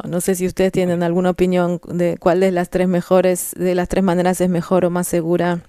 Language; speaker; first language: Spanish; native; Spanish